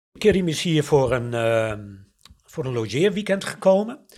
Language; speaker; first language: Dutch; native; Dutch